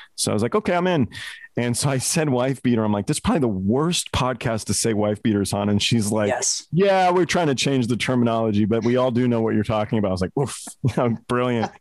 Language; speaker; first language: English; native; English